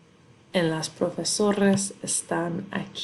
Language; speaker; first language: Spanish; non-native, fluent; English